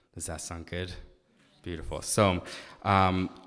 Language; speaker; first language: English; native; English